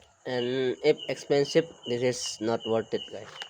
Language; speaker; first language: English; non-native, learner; Indonesian